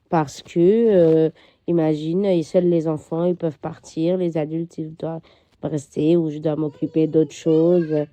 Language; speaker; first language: French; non-native, fluent; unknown